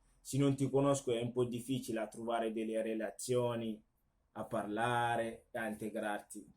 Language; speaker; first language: Italian; non-native, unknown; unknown